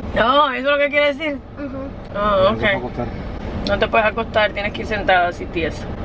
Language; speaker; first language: Spanish; native; Spanish